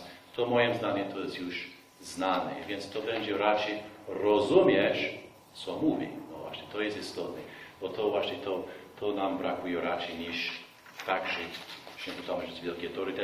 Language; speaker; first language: Polish; non-native, fluent; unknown